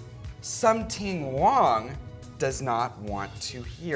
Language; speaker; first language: English; native; English